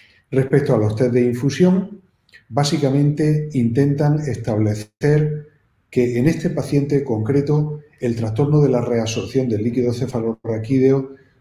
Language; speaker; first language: Spanish; native; Spanish